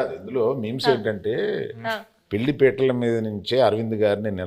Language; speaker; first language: Telugu; native; Telugu